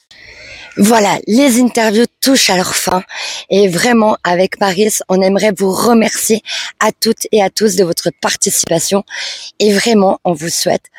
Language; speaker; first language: French; native; French